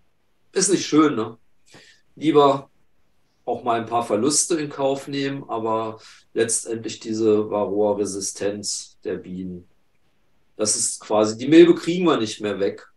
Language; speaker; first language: German; native; German